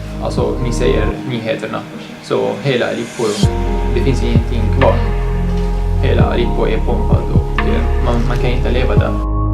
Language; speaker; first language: Swedish; non-native, fluent; Arabic